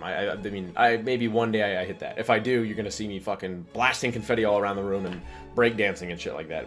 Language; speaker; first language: English; native; English